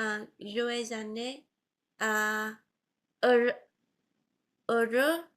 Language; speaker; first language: French; non-native, learner; Vietnamese